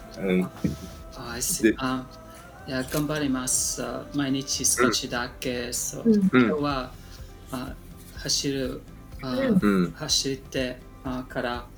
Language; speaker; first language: Japanese; non-native, learner; English